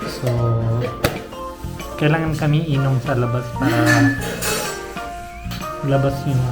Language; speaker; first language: Filipino; non-native, learner; Punjabi